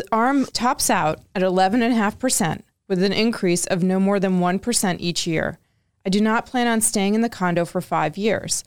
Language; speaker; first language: English; native; English